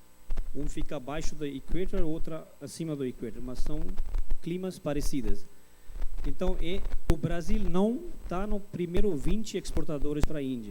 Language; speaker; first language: Portuguese; non-native, fluent; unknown